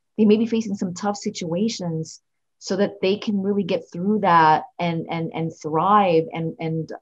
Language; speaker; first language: English; native; English